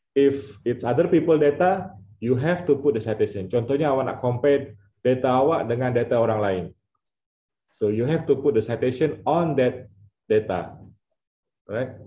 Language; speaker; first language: English; non-native, fluent; Indonesian